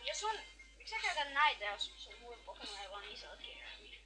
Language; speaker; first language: Finnish; native; Finnish